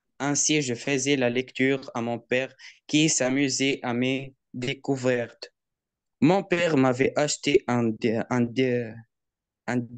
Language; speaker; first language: French; non-native, learner; Arabic